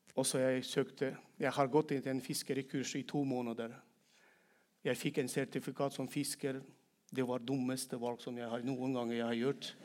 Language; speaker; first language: Norwegian; non-native, fluent; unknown